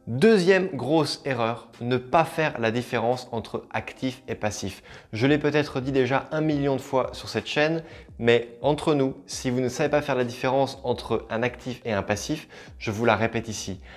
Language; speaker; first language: French; native; French